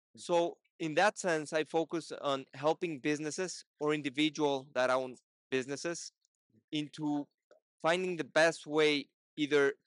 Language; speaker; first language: English; non-native, fluent; Portuguese